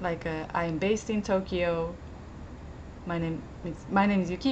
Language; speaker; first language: English; non-native, fluent; Japanese